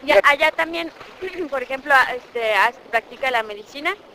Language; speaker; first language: Spanish; native; Spanish